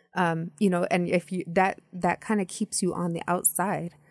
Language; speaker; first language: English; native; English